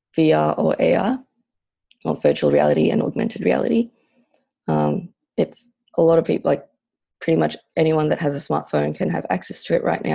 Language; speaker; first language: English; non-native, local second language; Filipino